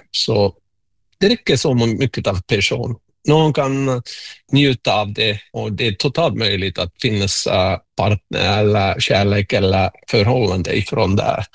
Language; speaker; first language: Swedish; non-native, local second language; Finnish